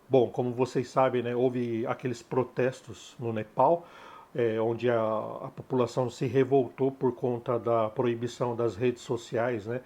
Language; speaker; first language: Portuguese; native; Portuguese